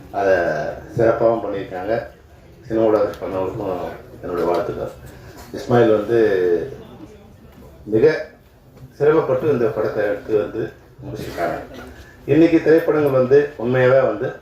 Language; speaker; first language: Tamil; native; Tamil